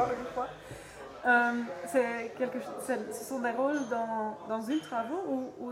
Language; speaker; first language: French; non-native, learner; Dutch